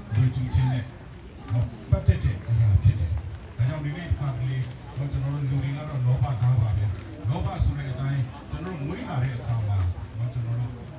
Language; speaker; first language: Burmese; non-native, local second language; Tedim Chin